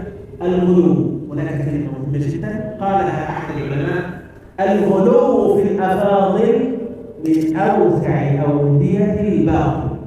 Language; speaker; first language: Arabic; native; Arabic